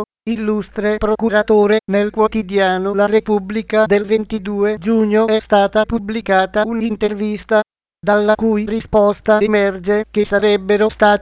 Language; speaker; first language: Italian; native; Italian